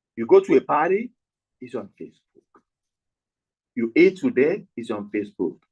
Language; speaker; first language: English; non-native, local second language; Yoruba